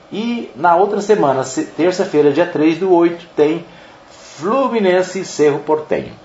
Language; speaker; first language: Portuguese; native; Portuguese